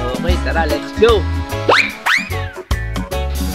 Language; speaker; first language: Filipino; native; Filipino